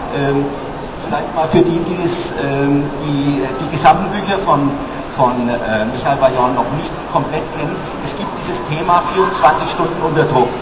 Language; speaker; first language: German; native; German